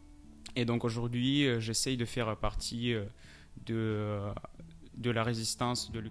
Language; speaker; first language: French; non-native, fluent; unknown